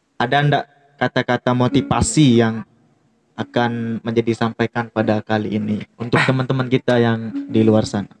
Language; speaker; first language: Indonesian; non-native, local second language; Sasak